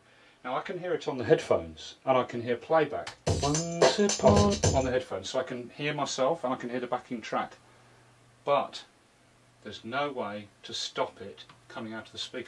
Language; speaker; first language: English; native; English